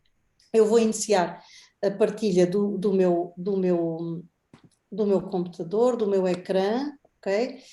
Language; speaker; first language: Portuguese; native; Portuguese